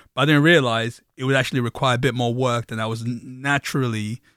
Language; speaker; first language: English; non-native, local second language; Yoruba